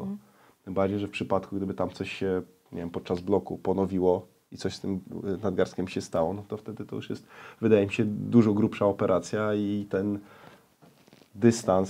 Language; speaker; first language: Polish; native; Polish